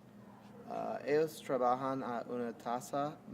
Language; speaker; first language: Spanish; non-native, learner; English